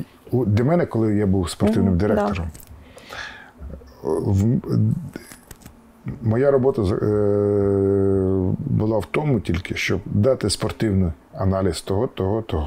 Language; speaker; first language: Ukrainian; non-native, local second language; Russian